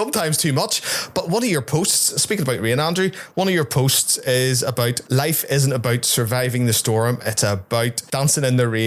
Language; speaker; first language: English; native; English